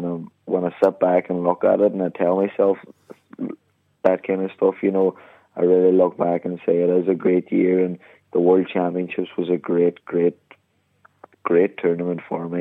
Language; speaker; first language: English; native; English